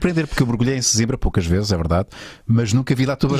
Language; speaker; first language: Portuguese; native; Portuguese